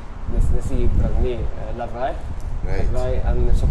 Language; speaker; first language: Welsh; non-native, learner; Japanese